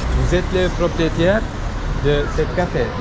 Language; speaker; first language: French; non-native, learner; Turkish